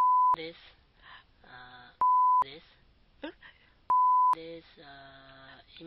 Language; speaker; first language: Japanese; non-native, learner; Nepali